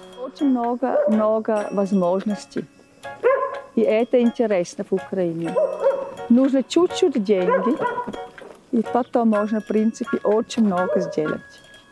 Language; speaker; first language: Russian; non-native, learner; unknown